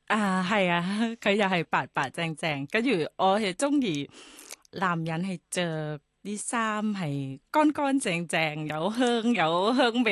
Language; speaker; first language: Cantonese; non-native, learner; Thai